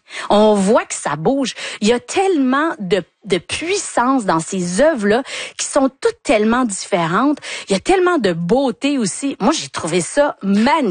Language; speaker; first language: French; native; French